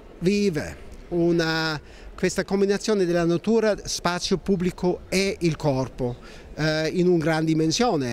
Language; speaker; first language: Italian; non-native, fluent; German